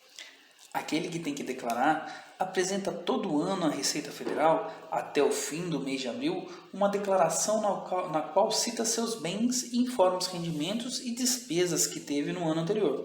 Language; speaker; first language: Portuguese; native; Portuguese